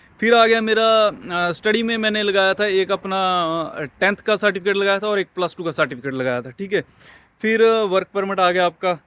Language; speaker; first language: Hindi; non-native, local second language; Punjabi